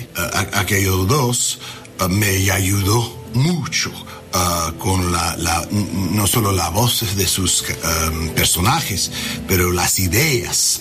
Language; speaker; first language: Spanish; non-native, learner; English